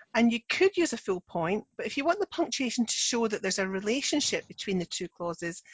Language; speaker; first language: English; native; English